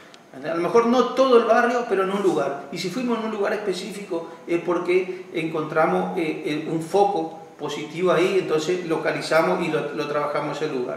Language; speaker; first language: Spanish; native; Spanish